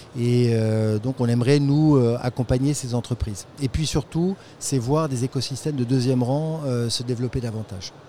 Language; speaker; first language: French; native; French